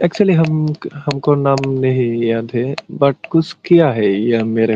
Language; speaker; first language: Hindi; non-native, learner; Bangla